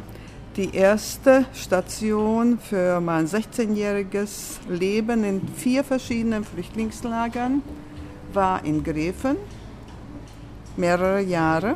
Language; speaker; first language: German; early bilingual, other home language; Latvian